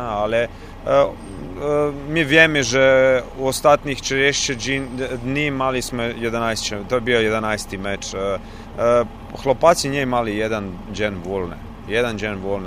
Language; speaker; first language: Polish; non-native, learner; Croatian